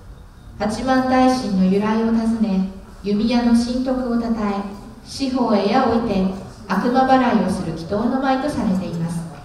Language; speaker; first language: Japanese; native; Japanese